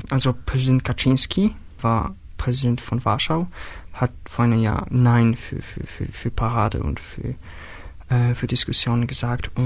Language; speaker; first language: German; non-native, learner; Polish